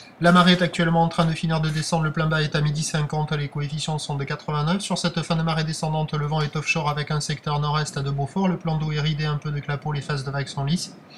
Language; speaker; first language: French; native; French